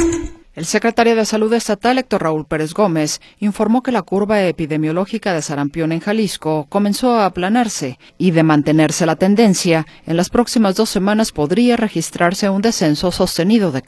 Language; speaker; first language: Spanish; native; Spanish